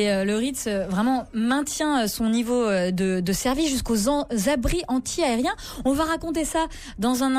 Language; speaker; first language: French; native; French